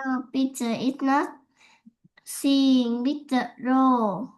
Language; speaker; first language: English; non-native, learner; Vietnamese